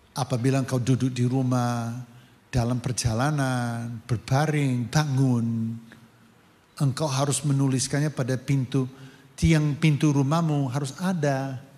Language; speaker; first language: Indonesian; non-native, fluent; English